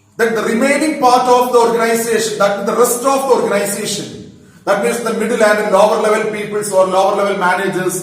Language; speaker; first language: English; non-native, local second language; Malayalam